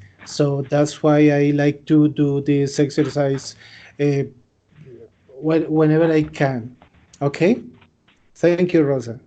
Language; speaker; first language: English; non-native, fluent; Spanish